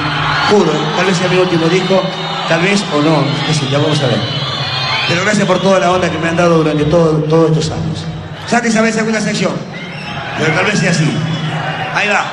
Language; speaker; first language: Spanish; native; Spanish